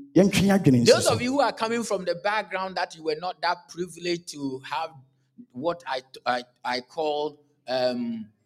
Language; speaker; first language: English; non-native, local second language; Akan